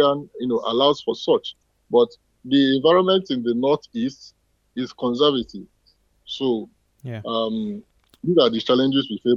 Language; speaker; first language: English; non-native, local second language; Igbo